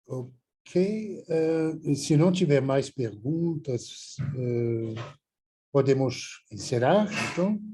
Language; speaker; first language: Portuguese; non-native, fluent; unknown